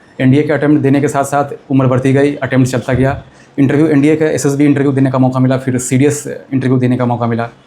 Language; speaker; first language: Hindi; native; Hindi